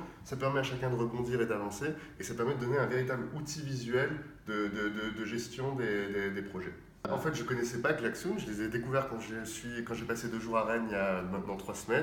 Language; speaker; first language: French; native; French